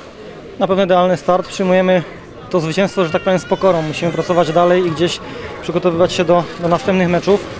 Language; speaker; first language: Polish; native; Polish